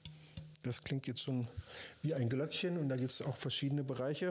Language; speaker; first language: German; native; German